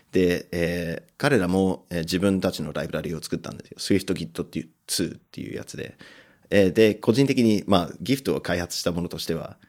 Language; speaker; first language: Japanese; non-native, fluent; English